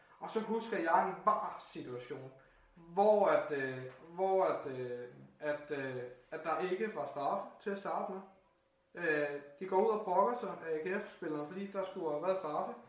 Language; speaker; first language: Danish; native; Danish